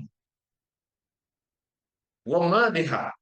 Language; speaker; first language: French; non-native, local second language; Wolof